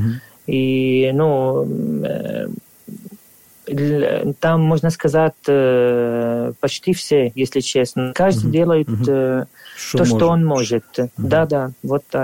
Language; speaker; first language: Russian; non-native, fluent; Arabic